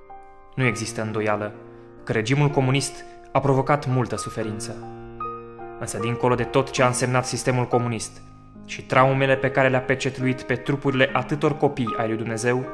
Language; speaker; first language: Romanian; native; Romanian